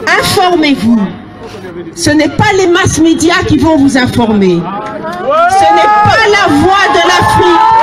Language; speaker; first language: French; early bilingual, other home language; Lingala